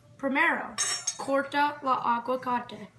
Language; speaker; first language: Spanish; non-native, learner; English